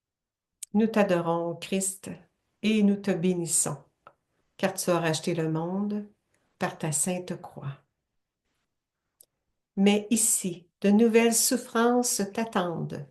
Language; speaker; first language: French; native; French